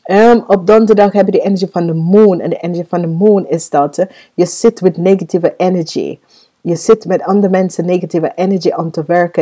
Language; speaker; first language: Dutch; non-native, fluent; English